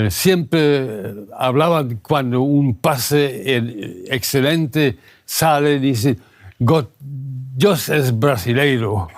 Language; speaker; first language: Spanish; non-native, fluent; German